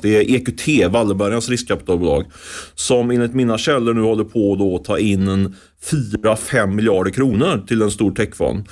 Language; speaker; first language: Swedish; native; Swedish